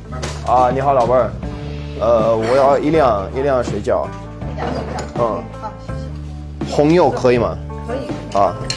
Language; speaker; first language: Chinese; non-native, learner; English